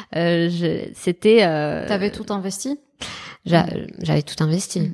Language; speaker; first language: French; non-native, local second language; Arabic